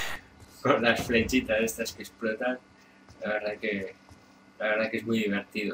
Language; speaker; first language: Spanish; native; Spanish